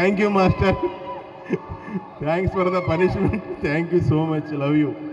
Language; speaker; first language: Tamil; non-native, learner; Telugu